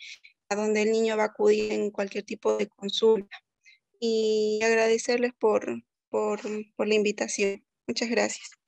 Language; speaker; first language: Spanish; native; Spanish